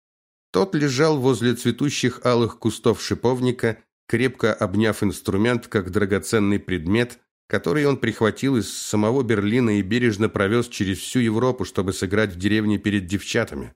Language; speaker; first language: Russian; native; Russian